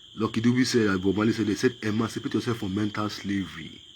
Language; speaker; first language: English; non-native, local second language; Yoruba